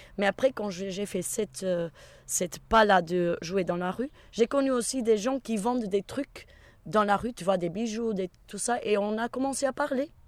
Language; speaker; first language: French; non-native, fluent; Portuguese